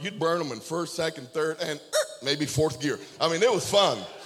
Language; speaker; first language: English; early bilingual, other home language; Spanish